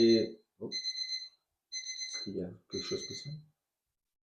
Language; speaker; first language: French; non-native, learner; Dutch